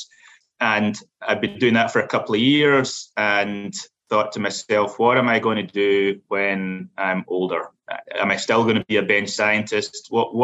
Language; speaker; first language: English; native; English